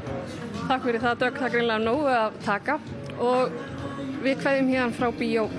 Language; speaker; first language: Icelandic; native; Icelandic